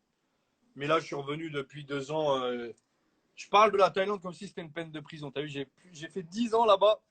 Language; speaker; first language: French; native; French